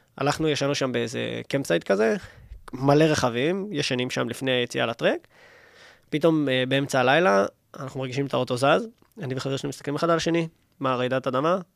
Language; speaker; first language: Hebrew; native; Hebrew